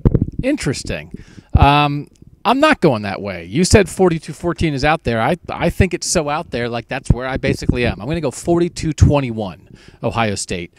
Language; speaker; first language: English; native; English